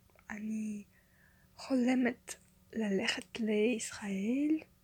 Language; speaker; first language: Hebrew; non-native, learner; Russian